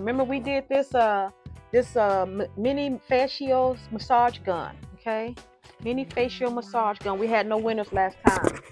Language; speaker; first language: English; native; English